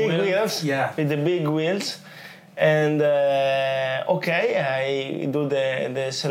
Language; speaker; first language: English; non-native, learner; Italian